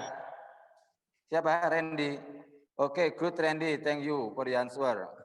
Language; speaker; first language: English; non-native, learner; Indonesian